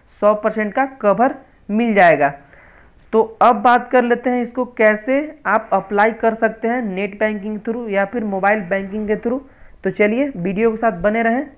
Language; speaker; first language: Hindi; native; Hindi